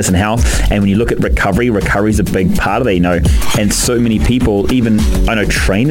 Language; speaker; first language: English; native; English